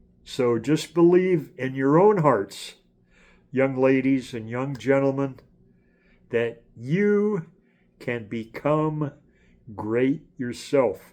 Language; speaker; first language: English; native; English